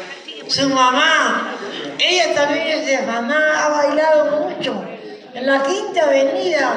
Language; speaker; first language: Spanish; native; Spanish